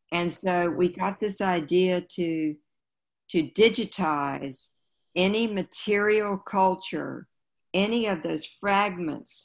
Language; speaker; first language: English; native; English